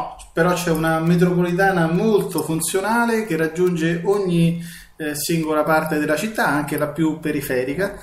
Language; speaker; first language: Italian; native; Italian